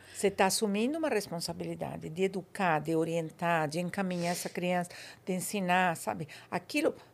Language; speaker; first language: Portuguese; non-native, fluent; Spanish